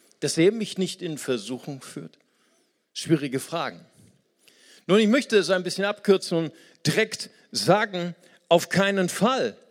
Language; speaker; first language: German; non-native, fluent; Portuguese